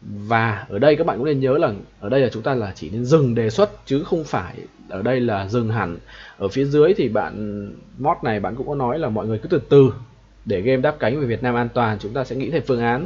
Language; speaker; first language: Vietnamese; native; Vietnamese